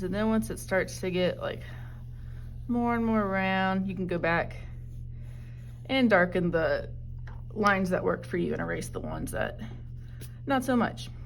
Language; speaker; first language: English; native; English